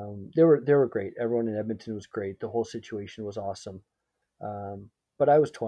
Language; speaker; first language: English; native; English